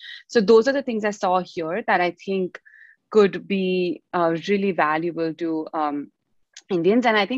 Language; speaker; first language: English; non-native, local second language; Hindi